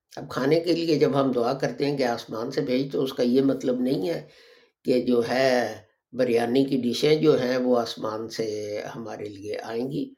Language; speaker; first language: Urdu; native; Urdu